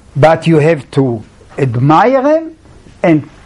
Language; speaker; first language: English; non-native, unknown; Hebrew